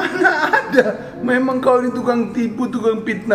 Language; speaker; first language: Indonesian; native; Indonesian